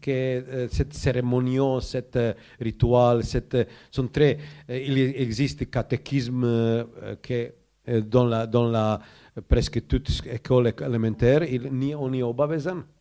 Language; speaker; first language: French; non-native, learner; Croatian